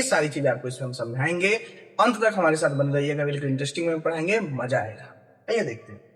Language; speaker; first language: Hindi; native; Hindi